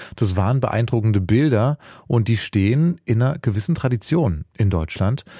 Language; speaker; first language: German; early bilingual, other home language; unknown